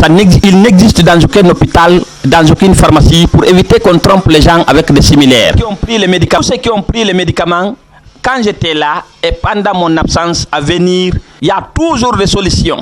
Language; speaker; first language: French; non-native, local second language; Fula